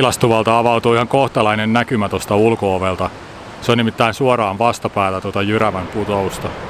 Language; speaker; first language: Finnish; native; Finnish